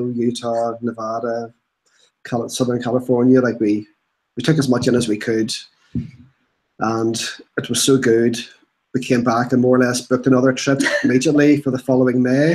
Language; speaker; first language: English; native; English